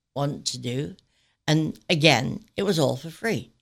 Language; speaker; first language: English; native; English